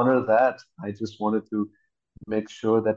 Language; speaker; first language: English; non-native, local second language; Hindi